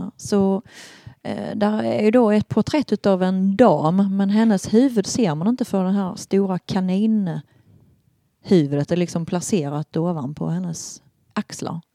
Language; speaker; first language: Swedish; native; Swedish